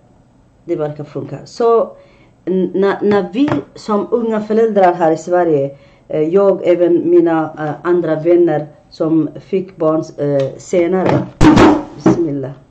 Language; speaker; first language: Swedish; non-native, fluent; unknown